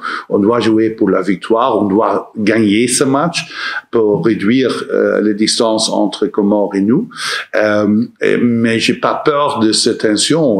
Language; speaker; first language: French; non-native, learner; Dutch